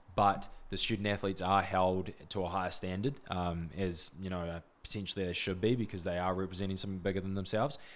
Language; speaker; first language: English; native; English